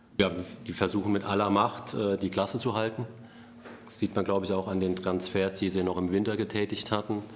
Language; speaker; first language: German; native; German